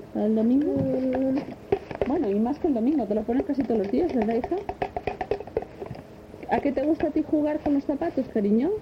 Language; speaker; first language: Spanish; native; Spanish